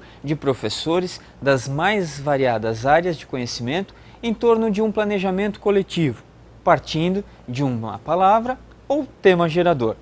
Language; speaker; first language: Portuguese; native; Portuguese